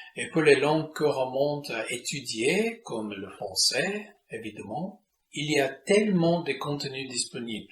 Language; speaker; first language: French; non-native, fluent; English